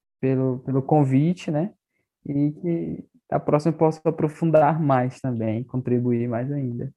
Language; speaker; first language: Portuguese; non-native, local second language; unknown